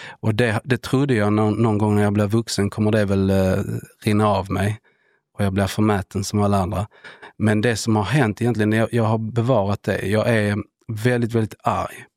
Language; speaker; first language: Swedish; early bilingual, other home language; Spanish